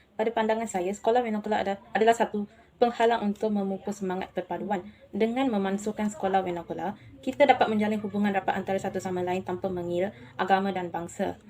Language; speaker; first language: Malay; non-native, local second language; Tamil